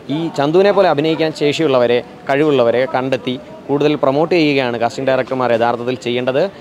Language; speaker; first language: Malayalam; native; Malayalam